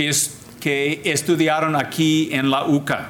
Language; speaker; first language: Spanish; non-native, fluent; English